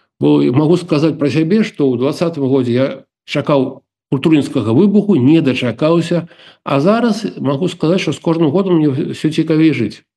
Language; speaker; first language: Belarusian; native; Belarusian